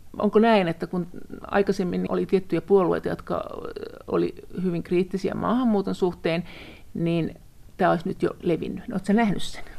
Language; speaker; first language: Finnish; native; Finnish